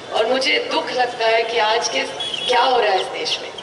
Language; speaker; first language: Hindi; non-native, local second language; Marathi